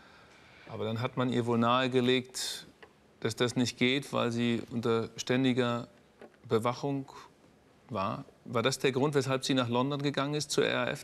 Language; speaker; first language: German; native; German